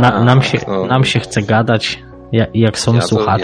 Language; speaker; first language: Polish; native; Polish